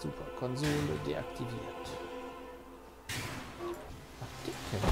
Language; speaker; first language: German; native; German